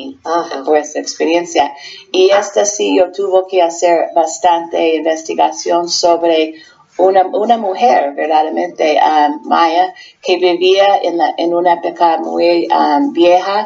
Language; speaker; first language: Spanish; non-native, fluent; English